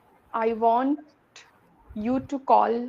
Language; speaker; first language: English; non-native, learner; Hindi